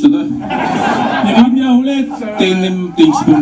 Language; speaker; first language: German; native; German